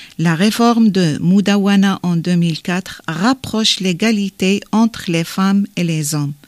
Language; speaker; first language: French; non-native, learner; Arabic